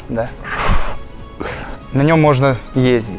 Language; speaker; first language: Russian; native; Russian